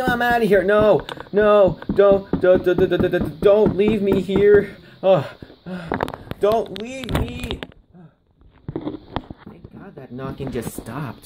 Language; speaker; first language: English; native; English